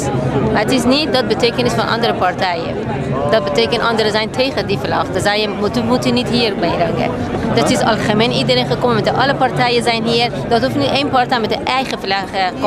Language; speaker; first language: Dutch; non-native, learner; Persian